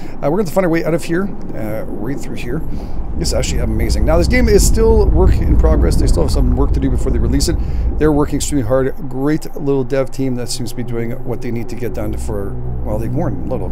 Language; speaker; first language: English; native; English